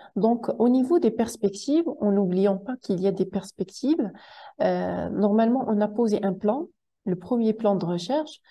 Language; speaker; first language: French; non-native, local second language; Arabic